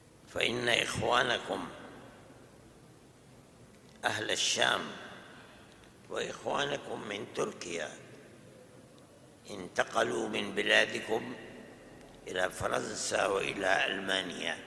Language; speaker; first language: Arabic; non-native, fluent; Urdu